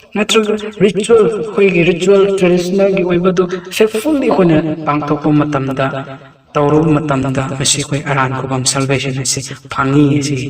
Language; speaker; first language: Manipuri; non-native, local second language; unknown